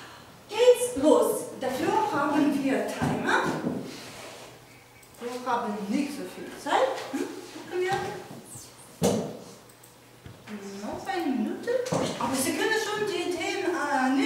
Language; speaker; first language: German; non-native, fluent; Ukrainian